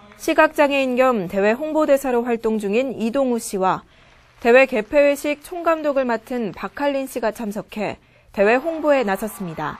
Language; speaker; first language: Korean; native; Korean